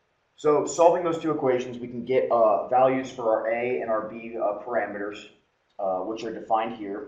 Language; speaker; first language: English; native; English